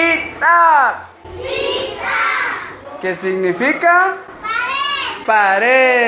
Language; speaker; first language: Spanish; non-native, local second language; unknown